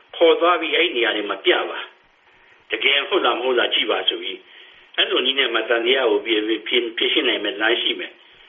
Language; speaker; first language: Burmese; native; Burmese